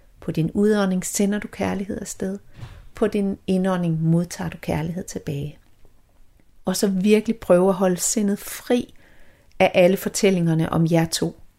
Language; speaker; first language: Danish; native; Danish